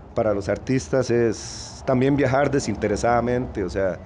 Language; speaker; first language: Spanish; native; Spanish